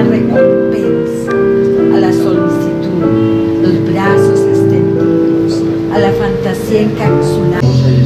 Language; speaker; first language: Spanish; native; Spanish